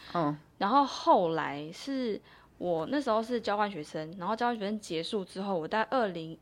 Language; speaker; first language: Chinese; native; Chinese